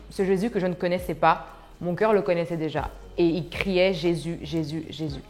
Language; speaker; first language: French; early bilingual, other home language; Arabic